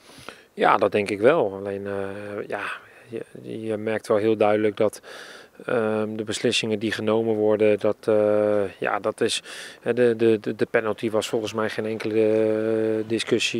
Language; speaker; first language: Dutch; native; Dutch